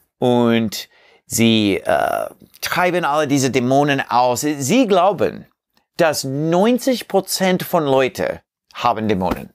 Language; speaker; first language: German; non-native, learner; English